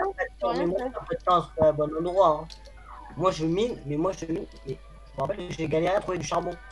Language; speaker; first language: French; native; French